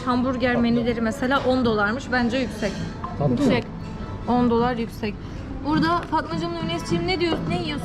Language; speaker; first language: Turkish; native; Turkish